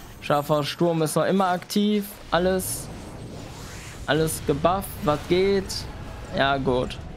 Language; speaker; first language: German; native; German